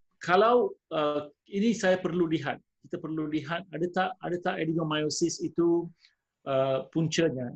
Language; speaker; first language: Malay; non-native, local second language; Tamil